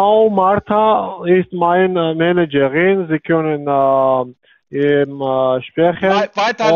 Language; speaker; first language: German; non-native, learner; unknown